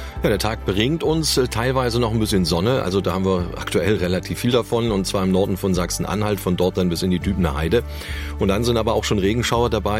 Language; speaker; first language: German; native; German